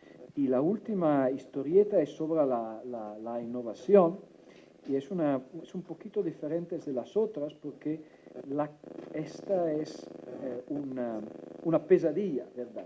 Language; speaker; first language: Spanish; non-native, fluent; Italian